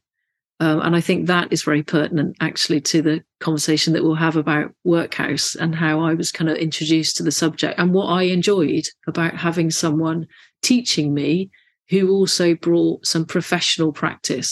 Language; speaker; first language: English; native; English